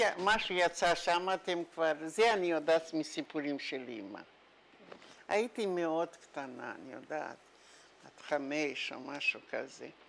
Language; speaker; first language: Hebrew; non-native, fluent; Yiddish